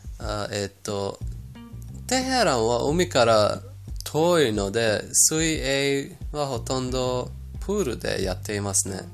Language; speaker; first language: Japanese; non-native, fluent; Persian